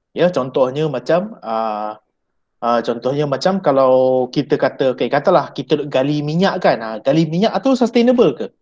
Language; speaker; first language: Malay; native; Malay